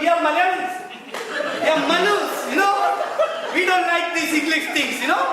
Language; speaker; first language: English; non-native, local second language; Malayalam